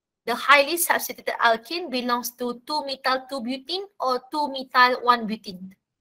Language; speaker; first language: English; non-native, local second language; Malay